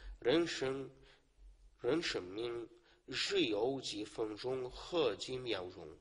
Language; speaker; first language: Chinese; non-native, learner; Arabic